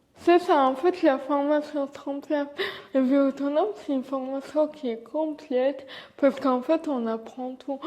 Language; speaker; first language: French; early bilingual, other home language; Arabic